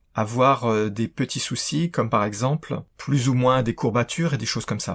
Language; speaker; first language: French; native; French